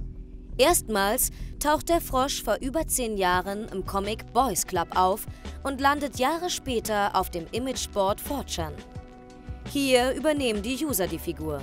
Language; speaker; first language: German; native; German